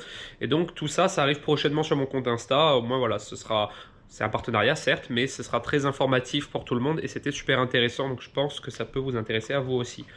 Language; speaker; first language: French; native; French